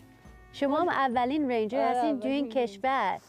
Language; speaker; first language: Persian; early bilingual, heritage; Persian